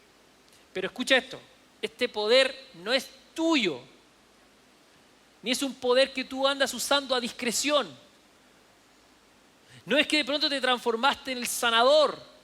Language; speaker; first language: Spanish; native; Spanish